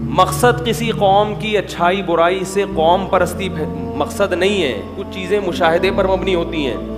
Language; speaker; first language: Urdu; native; Urdu